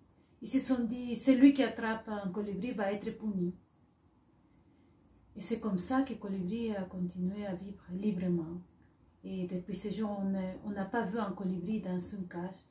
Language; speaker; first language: French; non-native, fluent; Spanish